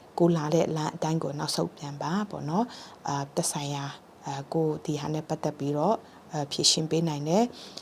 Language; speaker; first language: Burmese; non-native, local second language; Kachin